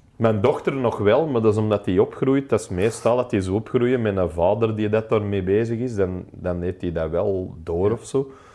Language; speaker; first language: Dutch; non-native, local second language; English